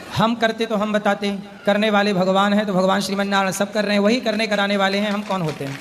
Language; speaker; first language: Hindi; native; Hindi